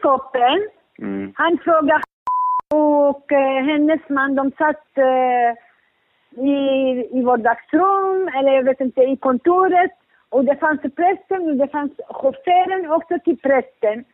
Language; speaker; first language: Swedish; non-native, learner; Syriac